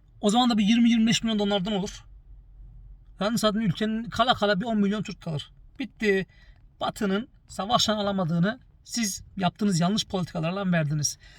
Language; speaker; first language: Turkish; early bilingual, heritage; Turkish